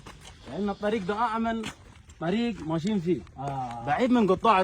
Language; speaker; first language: Arabic; native; Arabic